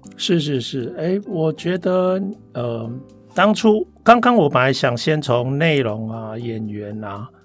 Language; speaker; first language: Chinese; non-native, local second language; Min Nan Chinese